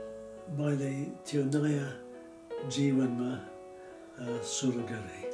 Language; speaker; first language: Nepali; non-native, fluent; English